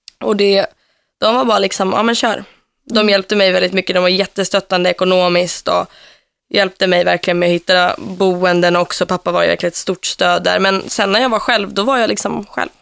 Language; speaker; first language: Swedish; early bilingual, heritage; Swedish